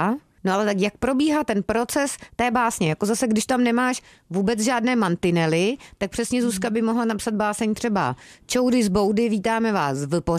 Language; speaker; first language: Czech; native; Czech